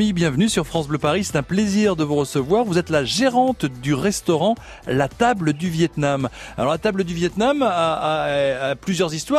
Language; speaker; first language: French; native; French